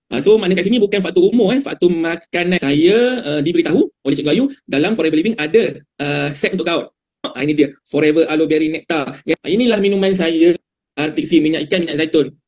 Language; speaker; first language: Malay; native; Malay